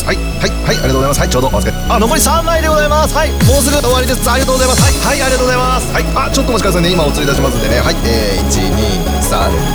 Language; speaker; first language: Japanese; native; Japanese